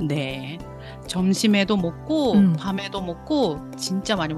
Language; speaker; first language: Korean; non-native, learner; Japanese